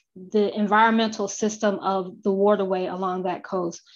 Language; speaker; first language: English; native; English